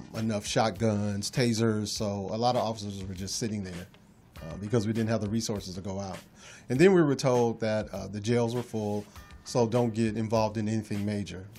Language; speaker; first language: English; native; English